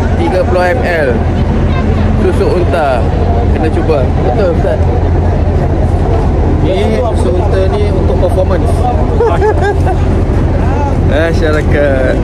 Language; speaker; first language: Malay; native; Malay